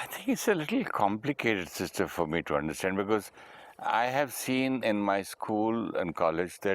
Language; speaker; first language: English; non-native, local second language; Hindi